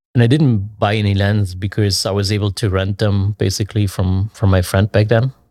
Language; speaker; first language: English; non-native, fluent; German